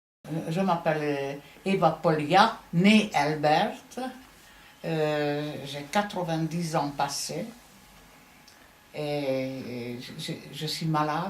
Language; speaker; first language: French; non-native, fluent; Hungarian